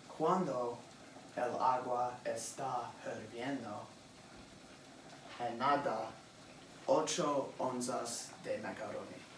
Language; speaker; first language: Spanish; non-native, learner; English